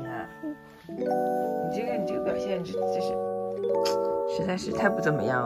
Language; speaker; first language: Chinese; native; Chinese